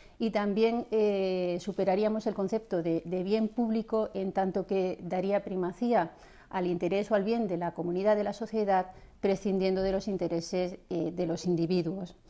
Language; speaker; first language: Spanish; native; Spanish